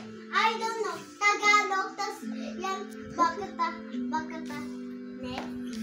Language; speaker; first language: Filipino; non-native, learner; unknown